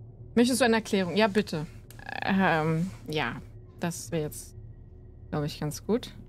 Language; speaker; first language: German; native; German